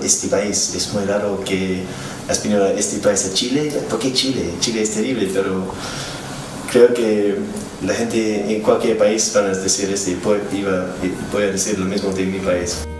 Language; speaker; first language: Spanish; non-native, learner; English